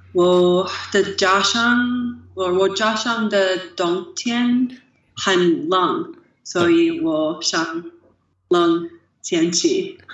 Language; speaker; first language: Chinese; non-native, learner; English